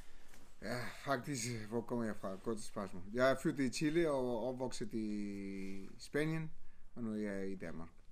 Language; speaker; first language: Danish; non-native, fluent; Spanish